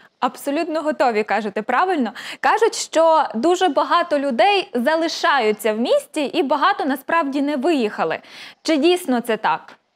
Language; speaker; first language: Ukrainian; native; Ukrainian